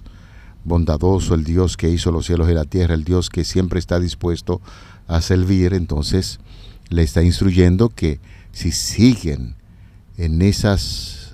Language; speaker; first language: Spanish; native; Spanish